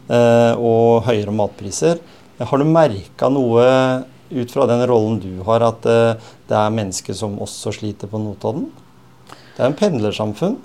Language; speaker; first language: Norwegian; native; Norwegian